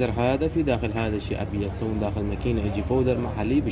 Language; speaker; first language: Arabic; non-native, learner; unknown